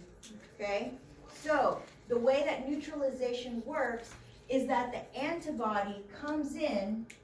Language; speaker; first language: English; native; English